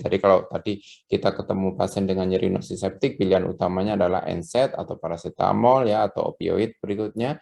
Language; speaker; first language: Indonesian; native; Indonesian